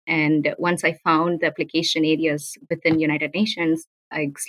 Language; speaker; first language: English; non-native, local second language; Tamil